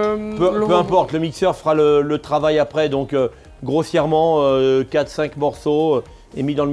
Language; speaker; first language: French; native; French